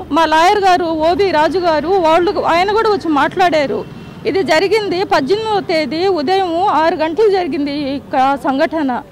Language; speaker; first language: Telugu; non-native, local second language; Urdu